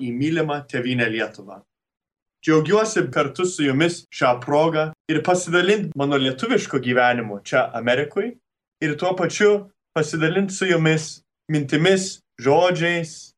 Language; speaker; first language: Lithuanian; early bilingual, heritage; Lithuanian